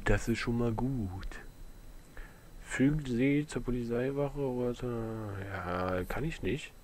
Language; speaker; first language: German; native; German